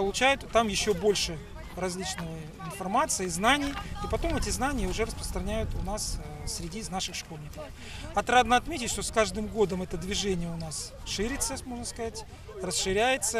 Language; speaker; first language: Russian; native; Russian